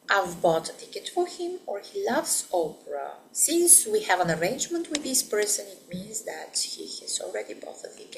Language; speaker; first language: English; non-native, fluent; Bulgarian